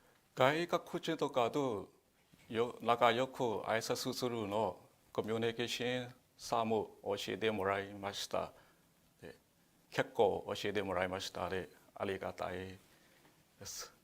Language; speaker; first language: Japanese; non-native, learner; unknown